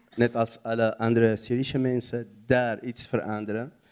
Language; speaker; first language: Dutch; non-native, learner; Arabic